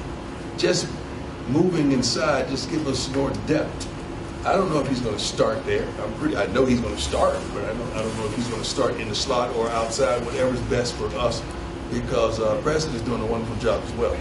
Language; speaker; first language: English; native; English